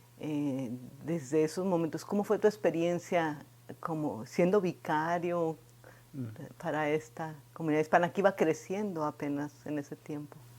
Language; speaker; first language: Spanish; native; Spanish